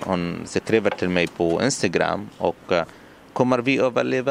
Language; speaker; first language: Swedish; non-native, learner; Arabic